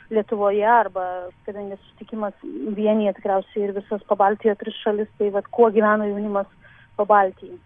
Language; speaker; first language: Lithuanian; native; Lithuanian